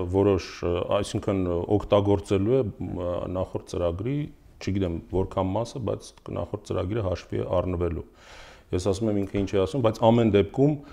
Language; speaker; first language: Armenian; native; Armenian